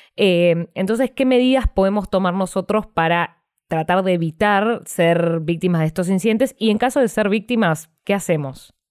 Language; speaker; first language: Spanish; native; Spanish